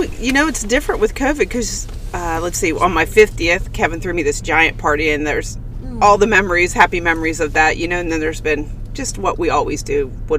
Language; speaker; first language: English; native; English